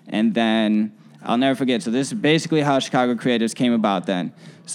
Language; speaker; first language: English; native; English